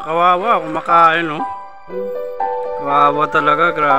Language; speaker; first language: Filipino; native; Filipino